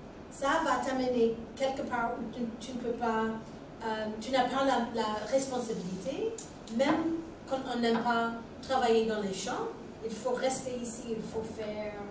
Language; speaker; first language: French; non-native, fluent; English